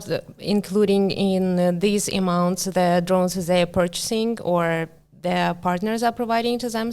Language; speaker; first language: English; non-native, fluent; Ukrainian